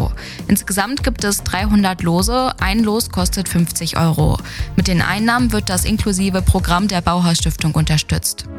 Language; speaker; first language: German; native; German